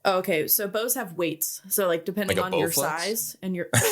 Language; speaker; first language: English; native; English